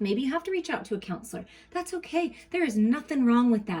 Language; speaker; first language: English; native; English